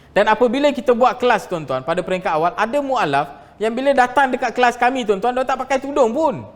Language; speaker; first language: Malay; non-native, local second language; Tamil